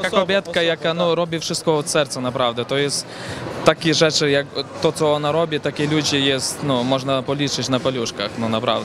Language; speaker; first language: Polish; non-native, learner; Ukrainian